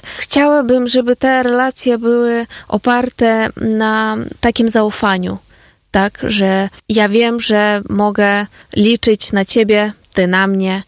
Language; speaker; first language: Polish; non-native, fluent; Ukrainian